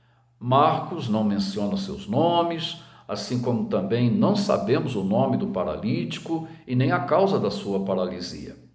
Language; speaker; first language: Portuguese; native; Portuguese